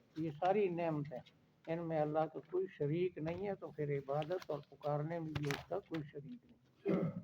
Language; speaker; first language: Urdu; non-native, local second language; Punjabi